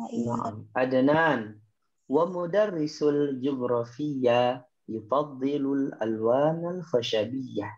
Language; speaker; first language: Arabic; non-native, fluent; Indonesian